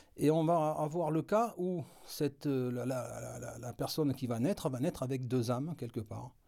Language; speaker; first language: French; native; French